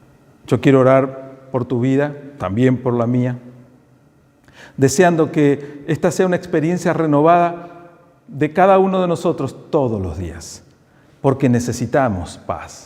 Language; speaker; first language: Spanish; native; Spanish